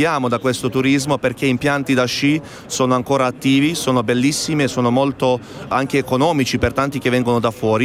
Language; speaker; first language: Italian; non-native, fluent; Bosnian